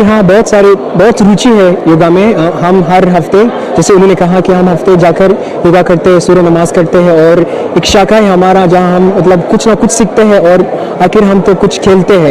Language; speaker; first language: Hindi; non-native, fluent; Hausa